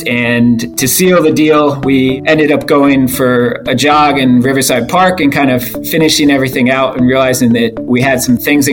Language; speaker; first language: English; native; English